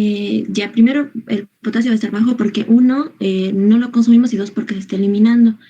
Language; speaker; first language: Spanish; native; Spanish